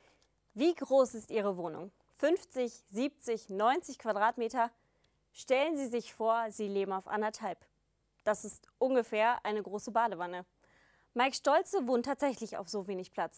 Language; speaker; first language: German; native; German